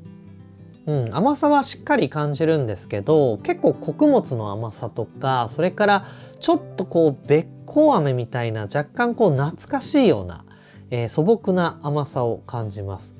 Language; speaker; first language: Japanese; native; Japanese